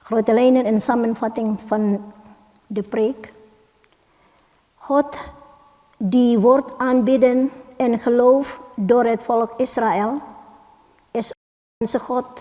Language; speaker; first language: Dutch; non-native, fluent; Indonesian